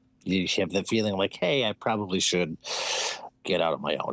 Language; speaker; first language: English; native; English